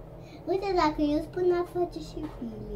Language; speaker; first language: Romanian; early bilingual, heritage; Romanian